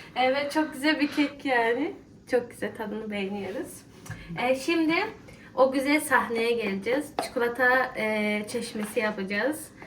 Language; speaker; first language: Turkish; early bilingual, heritage; Turkish